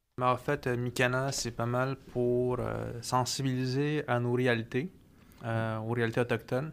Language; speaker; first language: French; non-native, local second language; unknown